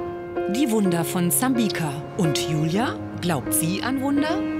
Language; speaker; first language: German; native; German